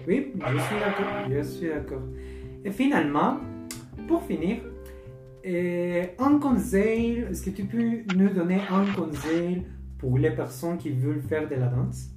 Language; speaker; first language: French; non-native, learner; Spanish